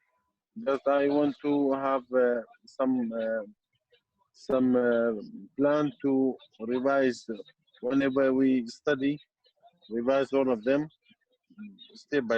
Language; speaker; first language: English; non-native, learner; Kurdish